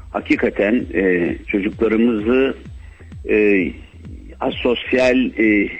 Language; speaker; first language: Turkish; native; Turkish